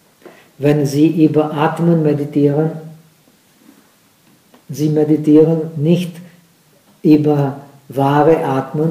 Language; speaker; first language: German; non-native, fluent; Czech